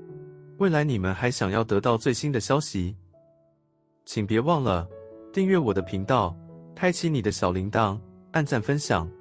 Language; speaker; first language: Chinese; native; Chinese